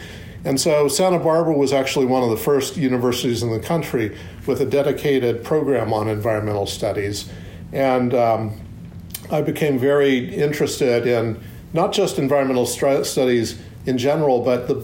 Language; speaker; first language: English; native; English